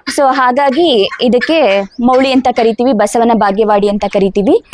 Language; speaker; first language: Kannada; native; Kannada